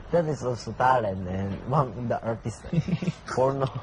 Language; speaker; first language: English; non-native, learner; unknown